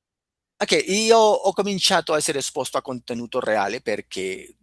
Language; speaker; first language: Italian; non-native, fluent; Spanish